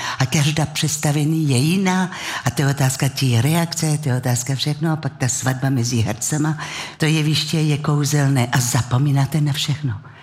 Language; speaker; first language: Czech; non-native, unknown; French